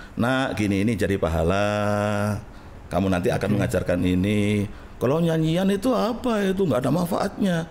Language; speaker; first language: Indonesian; native; Indonesian